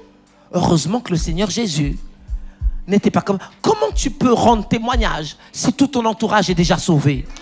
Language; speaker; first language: French; native; French